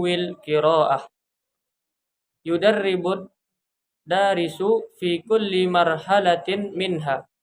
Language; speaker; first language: Arabic; non-native, learner; Indonesian